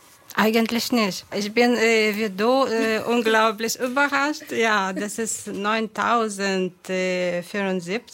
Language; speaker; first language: German; non-native, fluent; Ukrainian